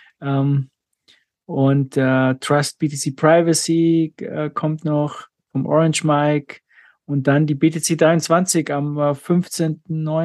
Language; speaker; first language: German; native; German